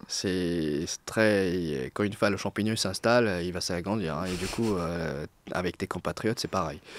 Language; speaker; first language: French; non-native, fluent; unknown